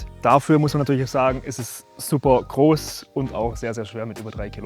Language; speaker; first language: German; native; German